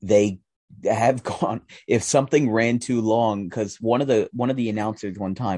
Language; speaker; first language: English; native; English